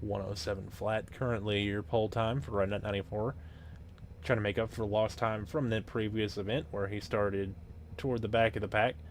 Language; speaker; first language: English; native; English